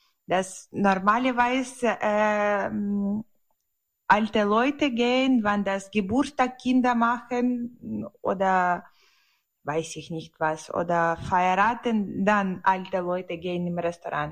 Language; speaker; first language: German; non-native, learner; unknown